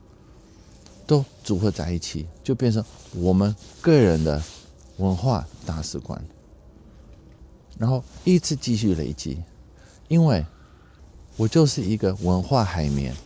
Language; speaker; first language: Chinese; non-native, fluent; Dutch